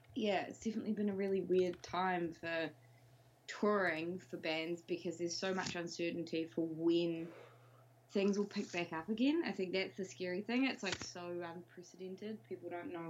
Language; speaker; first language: English; native; English